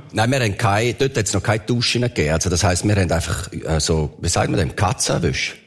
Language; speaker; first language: German; early bilingual, other home language; Italian